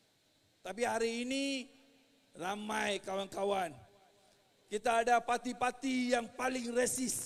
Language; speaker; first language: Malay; non-native, local second language; Tamil